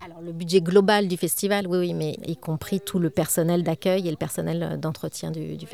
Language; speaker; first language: French; native; French